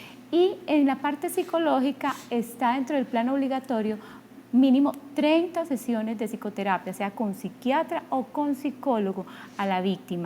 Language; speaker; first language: Spanish; native; Spanish